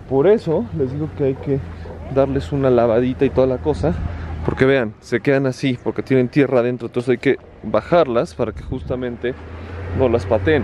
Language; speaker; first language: Spanish; native; Spanish